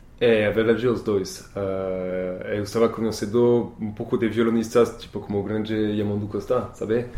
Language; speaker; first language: Portuguese; non-native, learner; French